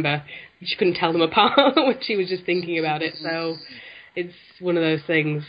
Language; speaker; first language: English; native; English